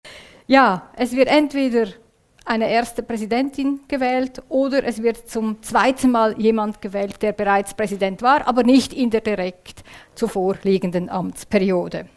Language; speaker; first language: German; native; German